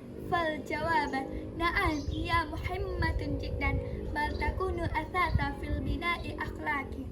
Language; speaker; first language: Arabic; non-native, learner; Indonesian